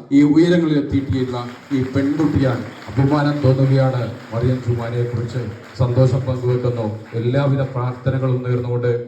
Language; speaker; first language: Malayalam; native; Malayalam